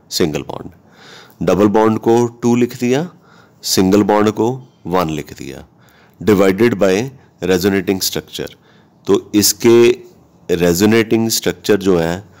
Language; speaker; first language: Hindi; native; Hindi